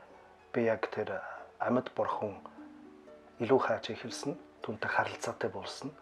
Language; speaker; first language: Mongolian; non-native, learner; German